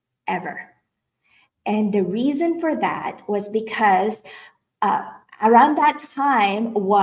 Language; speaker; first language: English; non-native, local second language; Filipino